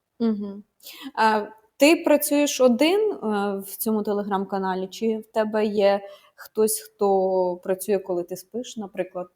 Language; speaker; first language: Ukrainian; native; Ukrainian